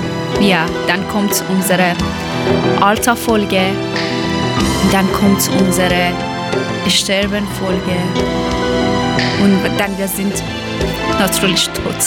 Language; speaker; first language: German; non-native, learner; Persian